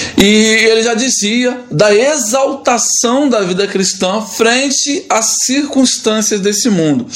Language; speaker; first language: Portuguese; native; Portuguese